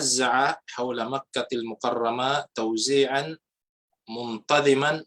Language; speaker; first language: Arabic; non-native, fluent; Filipino